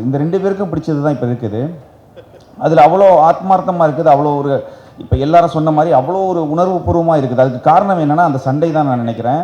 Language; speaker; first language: Tamil; native; Tamil